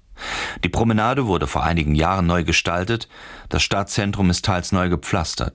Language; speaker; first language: German; native; German